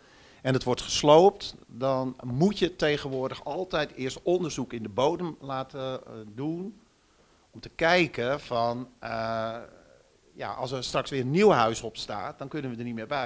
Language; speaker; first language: Dutch; native; Dutch